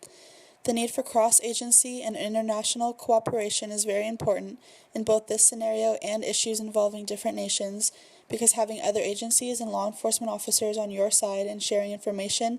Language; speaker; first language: English; native; English